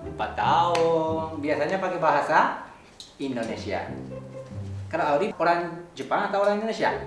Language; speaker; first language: Indonesian; non-native, fluent; Japanese